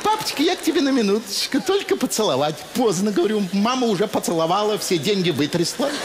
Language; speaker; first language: Russian; native; Russian